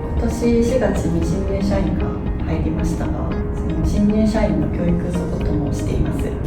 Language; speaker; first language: Japanese; non-native, fluent; Korean